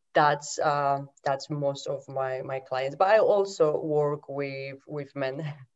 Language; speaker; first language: English; non-native, fluent; Polish